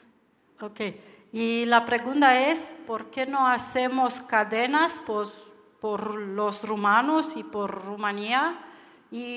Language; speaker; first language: Spanish; non-native, learner; Romanian